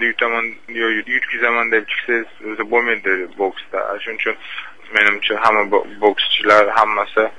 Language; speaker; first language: Uzbek; non-native, local second language; Russian